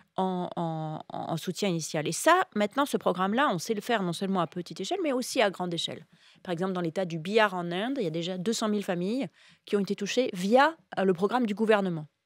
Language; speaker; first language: French; native; French